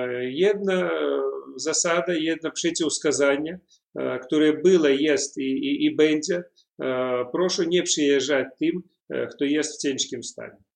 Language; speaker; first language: Polish; non-native, learner; Belarusian